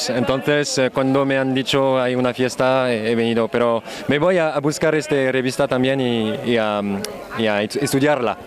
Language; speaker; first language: Spanish; non-native, learner; French